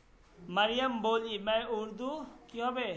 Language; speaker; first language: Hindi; non-native, fluent; Bangla